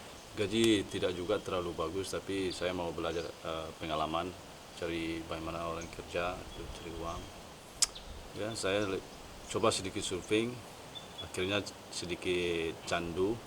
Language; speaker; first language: Indonesian; non-native, local second language; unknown